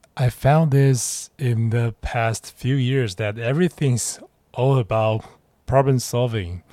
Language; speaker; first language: English; non-native, fluent; Chinese